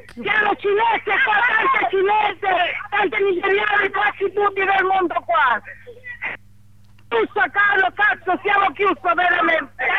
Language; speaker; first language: Italian; non-native, learner; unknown